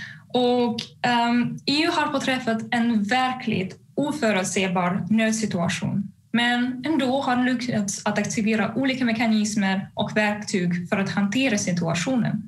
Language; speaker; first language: Swedish; non-native, fluent; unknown